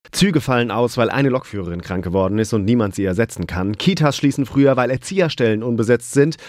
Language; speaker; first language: German; native; German